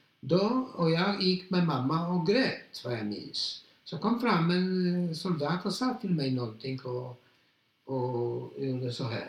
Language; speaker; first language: Swedish; non-native, fluent; Polish